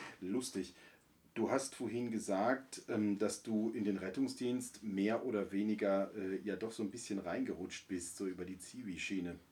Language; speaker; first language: German; native; German